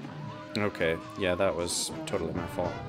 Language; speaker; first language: English; native; English